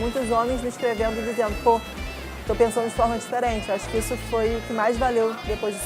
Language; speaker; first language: Portuguese; native; Portuguese